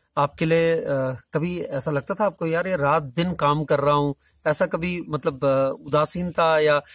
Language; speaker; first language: Hindi; native; Hindi